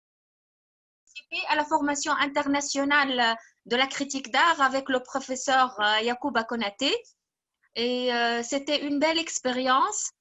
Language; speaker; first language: French; non-native, fluent; Arabic